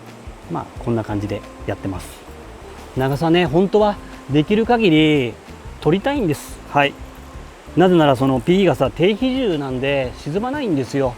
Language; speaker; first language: Japanese; native; Japanese